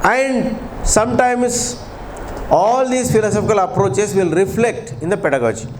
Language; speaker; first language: English; non-native, local second language; Telugu